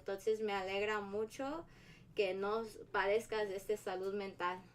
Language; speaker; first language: Spanish; early bilingual, heritage; Spanish